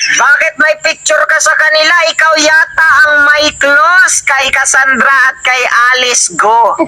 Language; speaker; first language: Filipino; native; Filipino